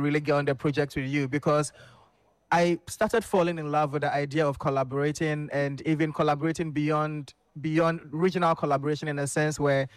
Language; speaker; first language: English; non-native, fluent; French